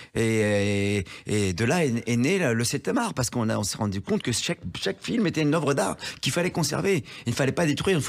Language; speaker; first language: French; native; French